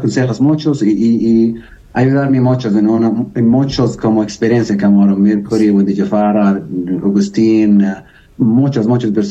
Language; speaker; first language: Spanish; non-native, learner; Arabic